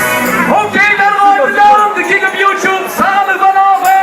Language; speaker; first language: Dutch; native; Dutch